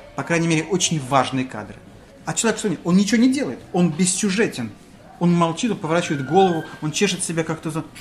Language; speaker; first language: Russian; native; Russian